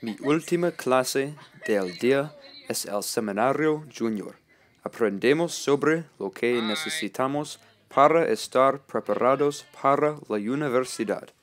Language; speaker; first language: Spanish; non-native, learner; English